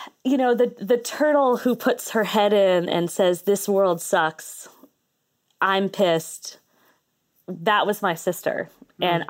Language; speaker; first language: English; native; English